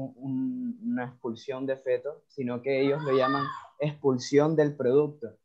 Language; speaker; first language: Spanish; native; Spanish